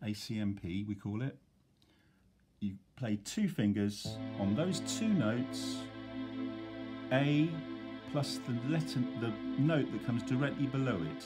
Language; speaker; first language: English; native; English